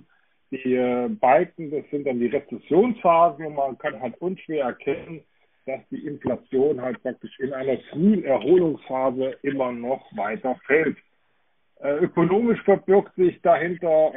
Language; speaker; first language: German; native; German